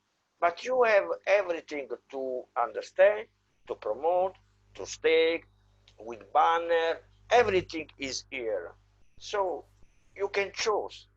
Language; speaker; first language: English; non-native, fluent; Italian